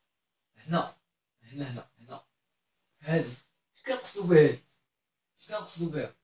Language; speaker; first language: Arabic; native; Arabic